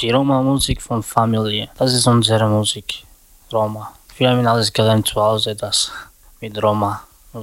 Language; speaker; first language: German; non-native, learner; Slovak